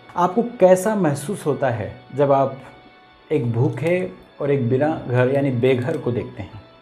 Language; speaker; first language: Hindi; native; Hindi